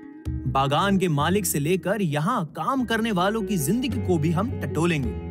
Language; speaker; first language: Hindi; native; Hindi